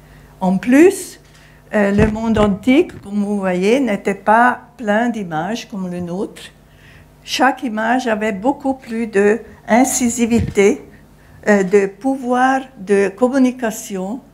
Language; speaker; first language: French; non-native, fluent; Italian